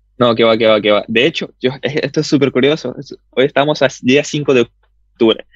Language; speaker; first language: Spanish; early bilingual, other home language; Russian